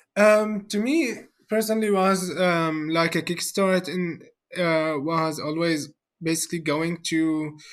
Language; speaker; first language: English; non-native, fluent; Arabic